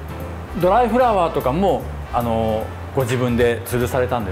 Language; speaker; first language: Japanese; native; Japanese